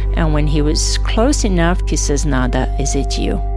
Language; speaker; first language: English; non-native, fluent; Serbian